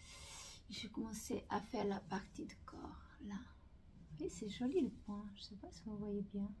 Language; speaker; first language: French; non-native, fluent; Portuguese